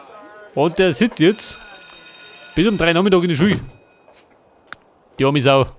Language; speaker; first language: German; native; German